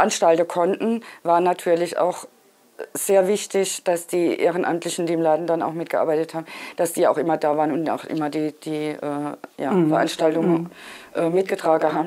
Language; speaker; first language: German; native; German